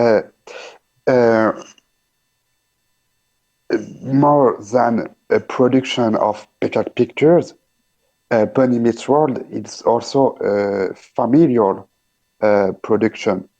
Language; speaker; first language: English; non-native, learner; French